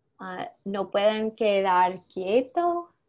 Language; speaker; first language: Spanish; non-native, learner; English